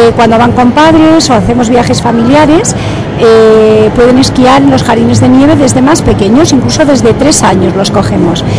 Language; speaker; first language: Spanish; native; Spanish